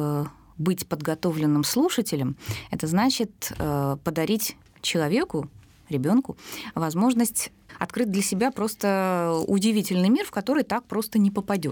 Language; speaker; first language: Russian; native; Russian